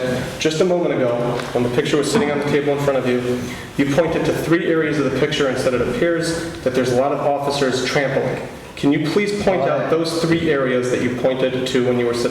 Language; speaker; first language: English; native; English